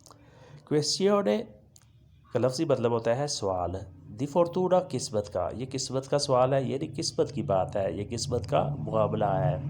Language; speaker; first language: Hindi; non-native, local second language; Punjabi